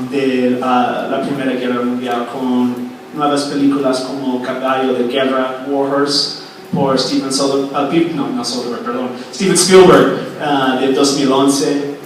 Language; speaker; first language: Spanish; non-native, fluent; English